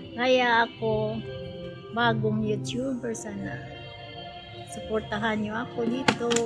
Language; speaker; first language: Filipino; non-native, local second language; Cebuano